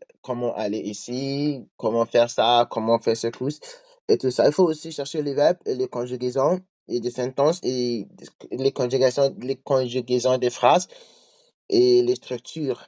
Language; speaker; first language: French; non-native, learner; English